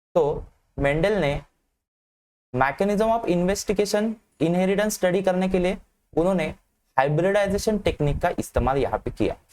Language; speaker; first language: Hindi; non-native, local second language; Marathi